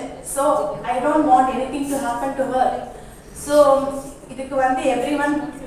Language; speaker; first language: Tamil; native; Tamil